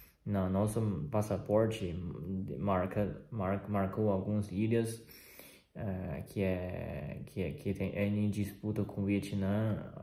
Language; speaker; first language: Portuguese; non-native, fluent; Chinese